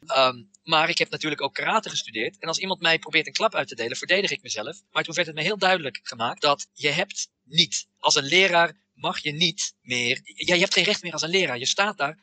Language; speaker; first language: Dutch; non-native, fluent; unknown